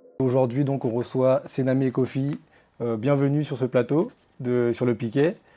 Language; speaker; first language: French; native; French